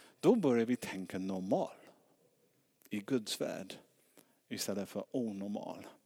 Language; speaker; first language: Swedish; non-native, fluent; English